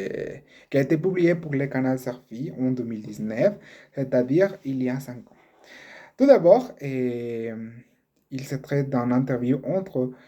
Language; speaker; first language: French; non-native, learner; Spanish